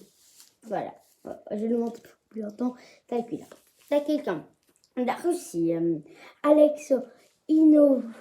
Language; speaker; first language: French; native; French